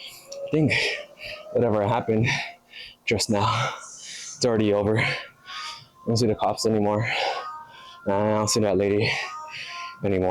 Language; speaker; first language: English; native; English